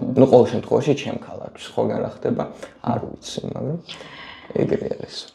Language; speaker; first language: Georgian; early bilingual, heritage; Georgian